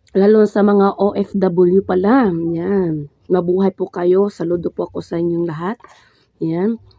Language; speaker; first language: Filipino; non-native, local second language; Cebuano